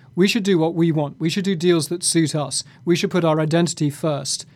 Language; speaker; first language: English; native; English